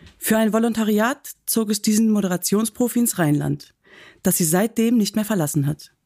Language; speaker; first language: German; native; German